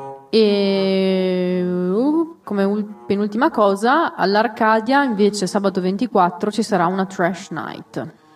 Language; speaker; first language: Italian; native; Italian